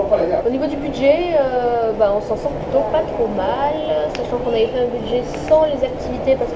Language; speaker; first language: French; native; French